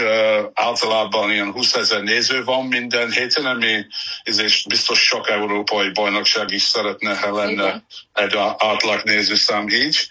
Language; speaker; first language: Hungarian; non-native, fluent; English